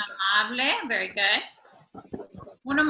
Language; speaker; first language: Spanish; non-native, fluent; English